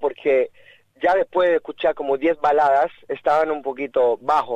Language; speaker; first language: Spanish; early bilingual, heritage; Spanish